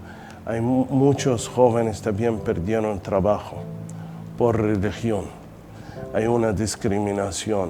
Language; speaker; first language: Spanish; non-native, fluent; Arabic